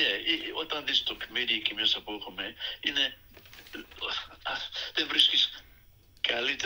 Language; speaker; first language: Greek; early bilingual, heritage; Greek